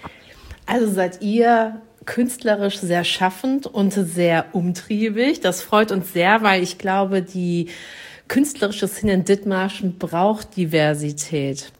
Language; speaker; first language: German; native; German